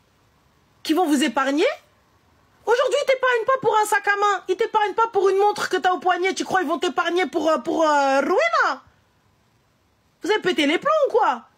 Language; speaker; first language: French; native; French